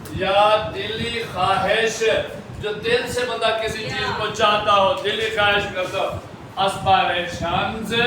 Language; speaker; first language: Urdu; non-native, local second language; Punjabi